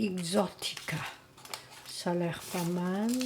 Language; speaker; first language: French; non-native, learner; Chinese